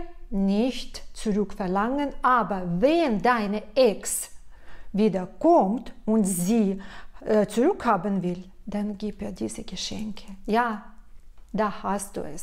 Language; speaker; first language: German; non-native, fluent; Russian